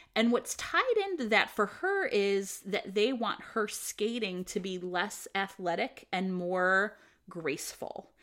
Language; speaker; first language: English; native; English